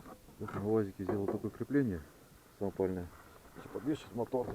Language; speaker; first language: Russian; native; Russian